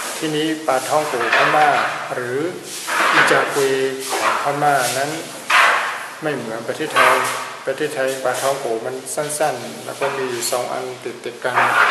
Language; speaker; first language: Thai; non-native, fluent; Burmese